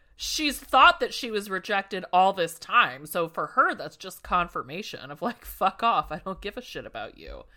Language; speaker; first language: English; native; English